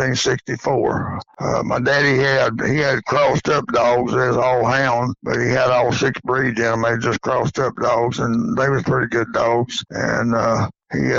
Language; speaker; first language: English; native; English